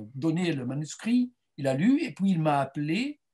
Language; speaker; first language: French; non-native, fluent; Portuguese